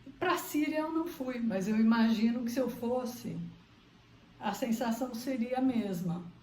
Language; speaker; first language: Portuguese; early bilingual, other home language; Armenian